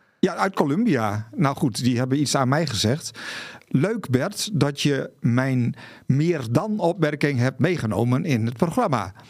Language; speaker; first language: Dutch; native; Dutch